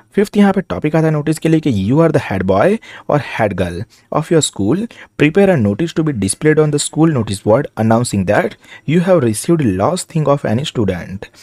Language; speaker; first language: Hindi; non-native, local second language; Gujarati